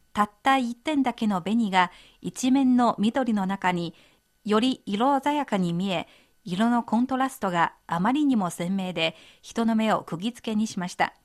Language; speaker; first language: Japanese; non-native, fluent; Chinese